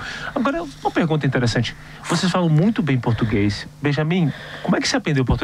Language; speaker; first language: Portuguese; native; Portuguese